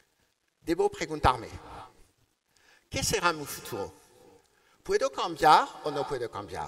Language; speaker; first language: Spanish; non-native, learner; French